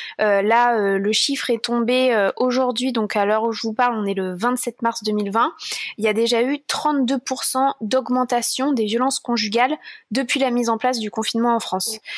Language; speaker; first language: French; native; French